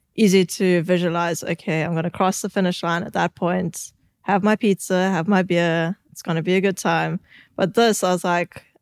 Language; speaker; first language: English; native; English